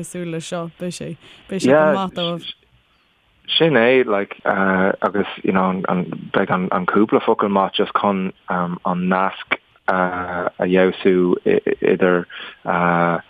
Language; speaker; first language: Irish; non-native, learner; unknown